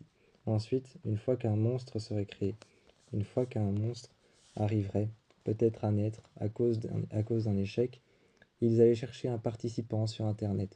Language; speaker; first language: French; native; French